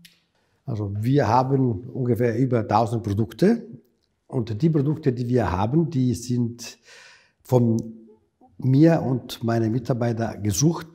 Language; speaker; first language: German; non-native, fluent; Italian